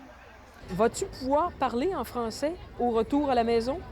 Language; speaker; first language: French; native; French